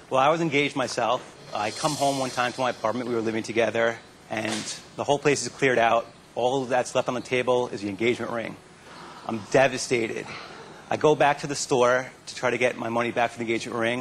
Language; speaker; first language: English; native; English